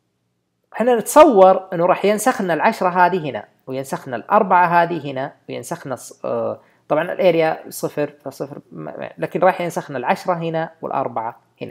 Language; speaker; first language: Arabic; native; Arabic